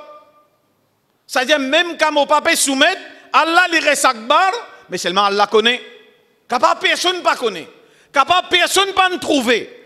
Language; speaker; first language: French; non-native, local second language; Morisyen